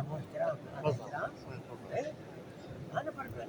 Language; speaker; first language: Arabic; non-native, learner; Urdu